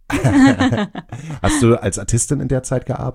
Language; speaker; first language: German; native; German